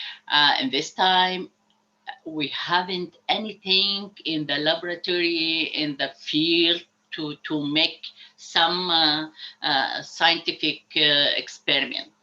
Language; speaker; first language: English; non-native, learner; Arabic